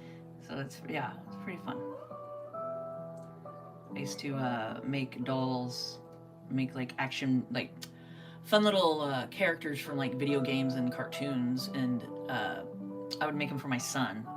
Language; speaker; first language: English; native; English